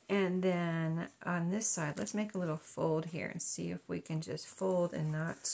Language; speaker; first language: English; native; English